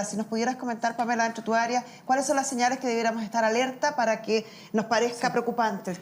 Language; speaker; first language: Spanish; native; Spanish